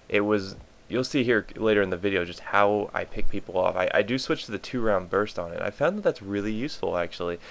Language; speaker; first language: English; native; English